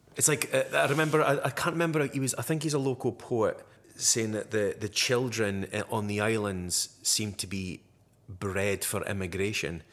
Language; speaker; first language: English; native; English